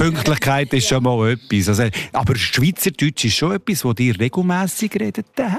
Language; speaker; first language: German; native; German